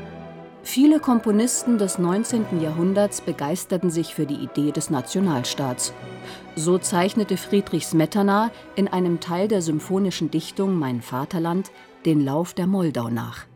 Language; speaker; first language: German; native; German